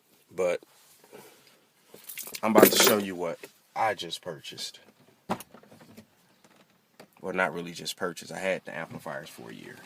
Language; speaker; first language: English; native; English